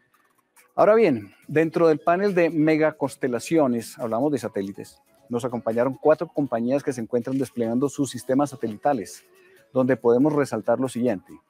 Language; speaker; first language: Spanish; native; Spanish